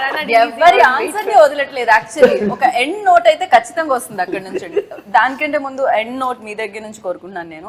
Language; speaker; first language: Telugu; native; Telugu